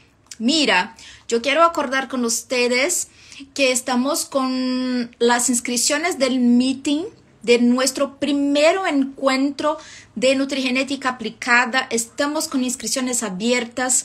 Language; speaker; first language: Spanish; non-native, fluent; Portuguese